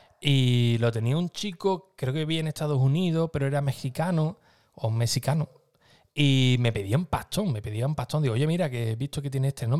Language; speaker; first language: Spanish; native; Spanish